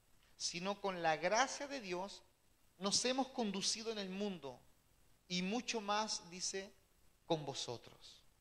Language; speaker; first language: Spanish; native; Spanish